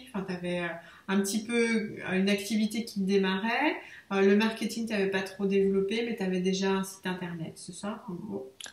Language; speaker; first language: French; native; French